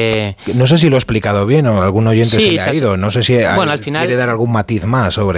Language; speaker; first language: Spanish; native; Spanish